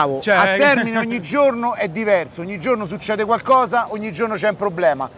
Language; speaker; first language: Italian; native; Italian